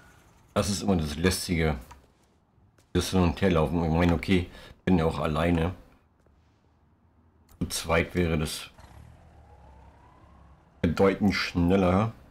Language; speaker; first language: German; native; German